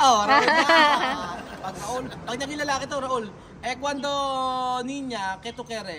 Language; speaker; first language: Spanish; non-native, learner; Filipino